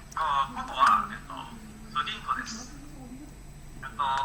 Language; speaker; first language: Japanese; non-native, learner; Indonesian